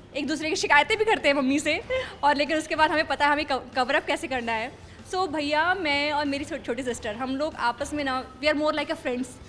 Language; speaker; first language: Hindi; native; Hindi